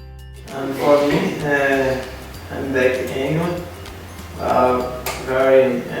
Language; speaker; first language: English; non-native, learner; Portuguese